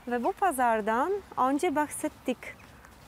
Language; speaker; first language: Turkish; non-native, fluent; Polish